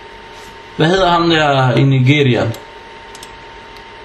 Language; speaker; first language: Danish; early bilingual, other home language; Arabic